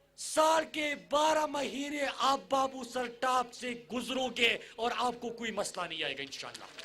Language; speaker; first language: Urdu; non-native, local second language; Pashto